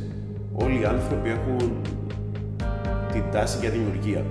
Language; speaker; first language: Greek; native; Greek